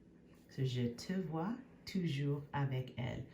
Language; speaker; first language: French; non-native, fluent; English